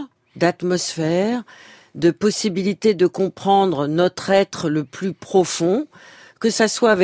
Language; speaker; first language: French; native; French